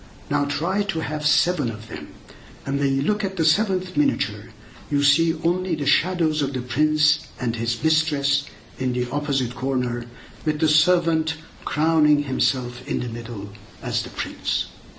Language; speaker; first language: English; non-native, fluent; Azerbaijani